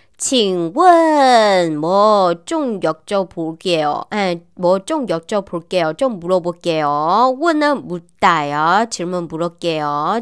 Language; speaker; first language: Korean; non-native, learner; Chinese